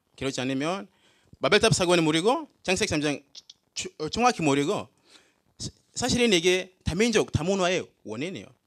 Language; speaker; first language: Korean; non-native, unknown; Swahili